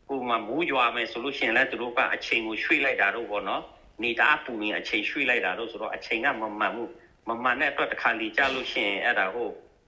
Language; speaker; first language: Burmese; non-native, local second language; Shan